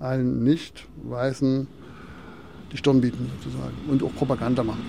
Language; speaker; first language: German; native; German